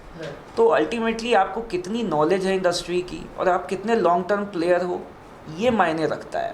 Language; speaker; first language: Hindi; native; Hindi